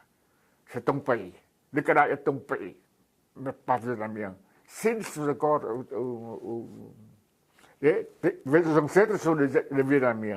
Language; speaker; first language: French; non-native, fluent; Vietnamese